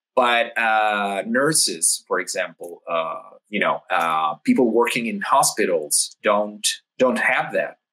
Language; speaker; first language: English; non-native, fluent; Italian